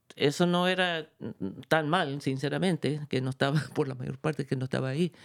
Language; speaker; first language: Spanish; early bilingual, heritage; Spanish